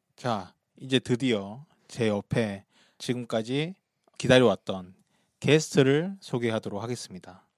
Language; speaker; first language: Korean; native; Korean